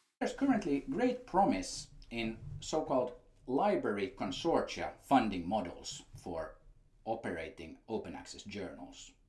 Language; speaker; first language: English; non-native, fluent; Finnish